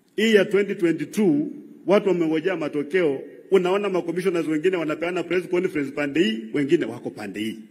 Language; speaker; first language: Swahili; non-native, local second language; Luyia